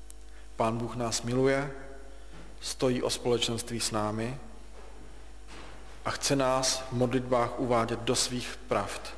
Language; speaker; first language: Czech; native; Czech